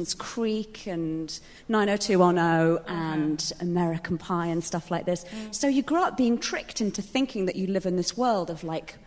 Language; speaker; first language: English; native; English